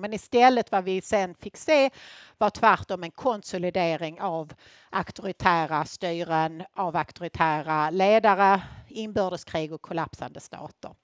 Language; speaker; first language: Swedish; native; Swedish